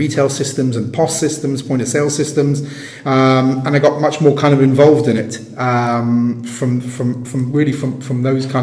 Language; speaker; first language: English; native; English